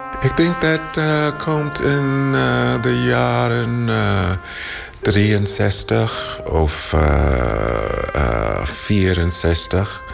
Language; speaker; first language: Dutch; non-native, learner; English